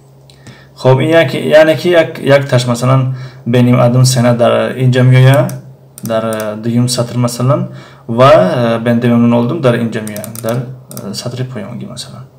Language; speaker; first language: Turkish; non-native, fluent; Tajik